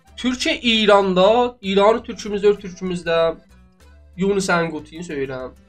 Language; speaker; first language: Azerbaijani; native; Azerbaijani